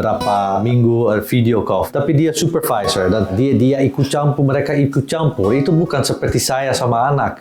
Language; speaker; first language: Indonesian; non-native, fluent; Dutch